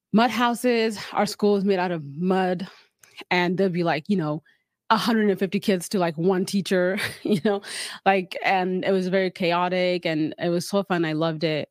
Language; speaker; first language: English; early bilingual, other home language; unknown